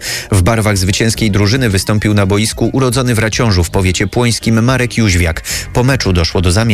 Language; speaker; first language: Polish; native; Polish